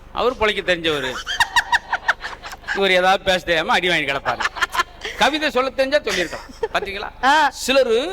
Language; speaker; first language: Tamil; native; Tamil